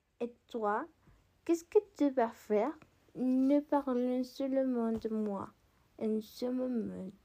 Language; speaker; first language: French; non-native, learner; Spanish